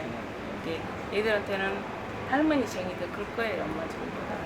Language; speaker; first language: Korean; native; Korean